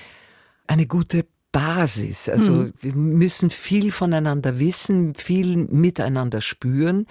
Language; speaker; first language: German; native; German